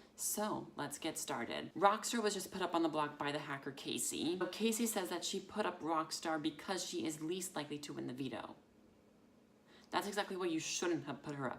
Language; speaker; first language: English; native; English